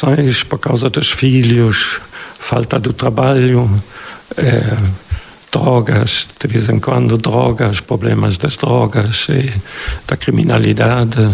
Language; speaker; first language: Portuguese; non-native, fluent; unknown